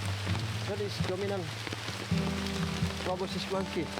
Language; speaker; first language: English; non-native, learner; Indonesian